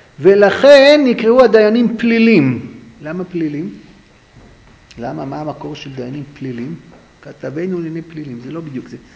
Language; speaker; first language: Hebrew; native; Hebrew